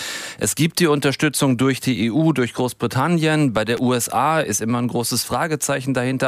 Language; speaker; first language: German; native; German